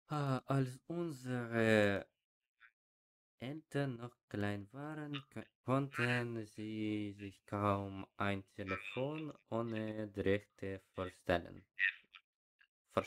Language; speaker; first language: German; non-native, learner; Ukrainian